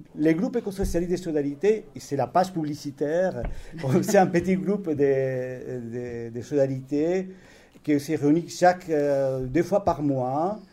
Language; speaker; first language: French; non-native, fluent; Spanish